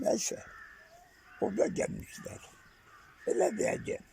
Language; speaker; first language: Turkish; non-native, local second language; Kurdish